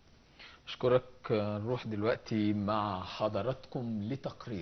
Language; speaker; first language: Arabic; native; Arabic